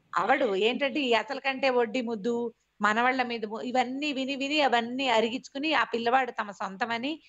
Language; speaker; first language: Telugu; native; Telugu